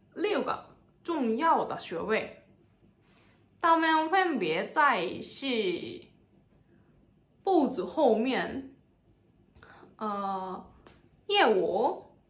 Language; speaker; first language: Chinese; non-native, learner; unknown